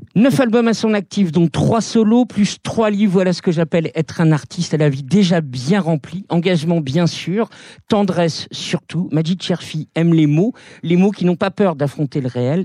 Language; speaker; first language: French; native; French